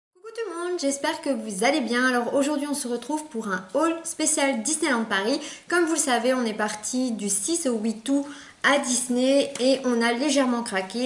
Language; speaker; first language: French; native; French